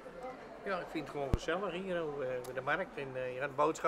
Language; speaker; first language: Dutch; native; Dutch